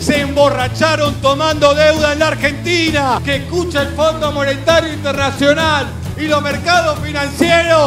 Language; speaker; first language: Spanish; native; Spanish